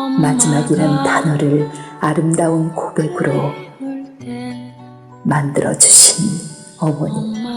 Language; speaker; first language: Korean; native; Korean